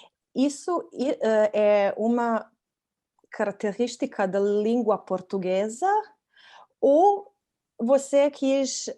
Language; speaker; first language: Portuguese; non-native, fluent; Croatian